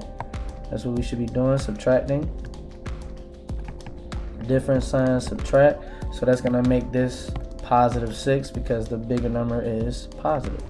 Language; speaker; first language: English; native; English